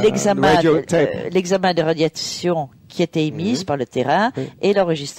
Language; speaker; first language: French; native; French